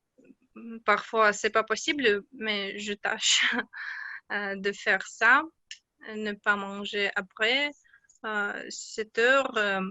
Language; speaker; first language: French; non-native, learner; Russian